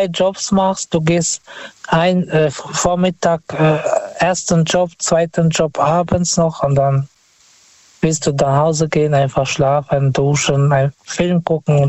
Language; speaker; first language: German; non-native, fluent; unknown